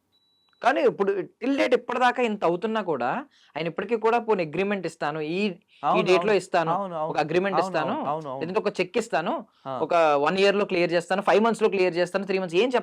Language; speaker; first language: Telugu; native; Telugu